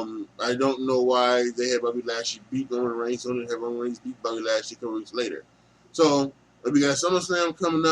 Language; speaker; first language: English; native; English